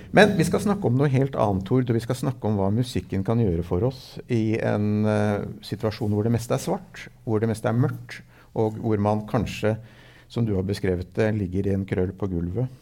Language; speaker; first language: Norwegian; native; Norwegian